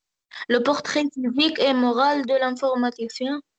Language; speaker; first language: French; non-native, learner; Arabic